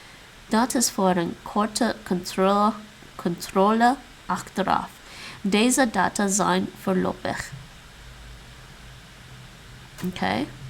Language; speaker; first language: Dutch; non-native, learner; English